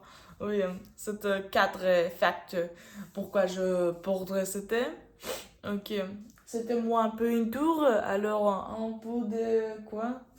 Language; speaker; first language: French; non-native, learner; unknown